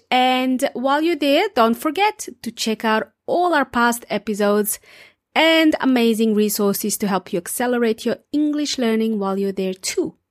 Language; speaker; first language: English; non-native, fluent; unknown